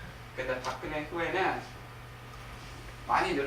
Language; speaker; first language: Korean; early bilingual, heritage; English